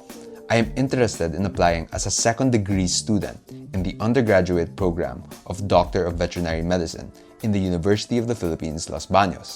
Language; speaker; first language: English; non-native, local second language; Filipino